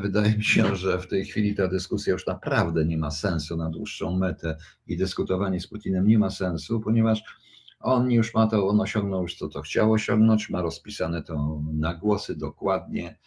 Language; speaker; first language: Polish; native; Polish